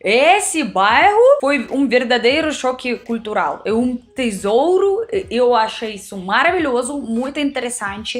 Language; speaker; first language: Portuguese; non-native, fluent; Russian